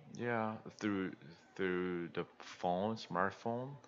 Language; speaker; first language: English; non-native, learner; Korean